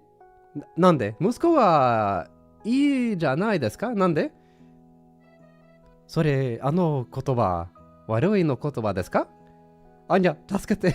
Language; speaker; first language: Japanese; non-native, learner; English